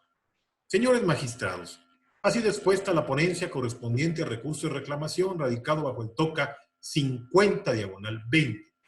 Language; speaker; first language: Spanish; native; Spanish